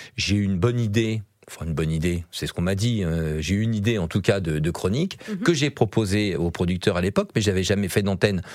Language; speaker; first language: French; native; French